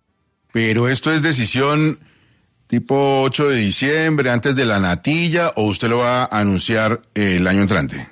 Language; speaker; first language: Spanish; native; Spanish